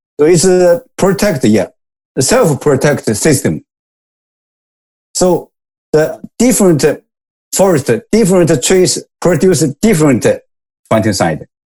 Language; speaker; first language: English; non-native, learner; Japanese